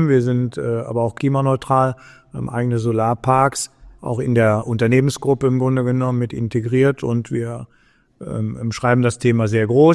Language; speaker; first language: German; native; German